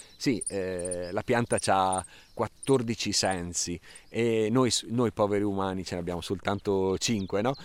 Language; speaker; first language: Italian; native; Italian